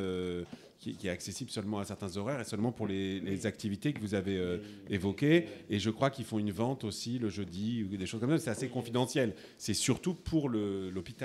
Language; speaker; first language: French; native; French